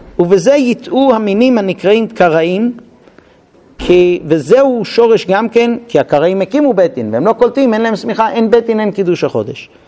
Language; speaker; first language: Hebrew; non-native, fluent; English